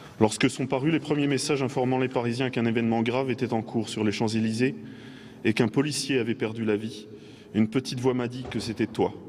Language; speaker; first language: French; native; French